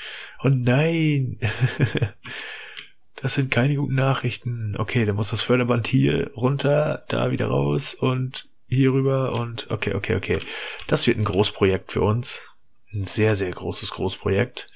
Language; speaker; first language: German; native; German